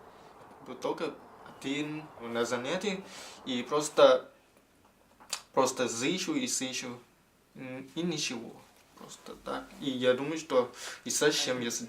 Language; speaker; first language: Russian; non-native, fluent; Thai